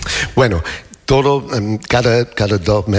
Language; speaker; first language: Spanish; non-native, learner; English